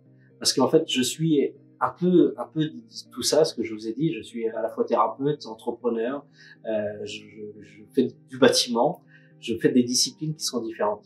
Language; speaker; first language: French; native; French